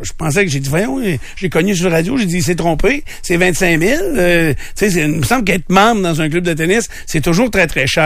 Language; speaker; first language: French; native; French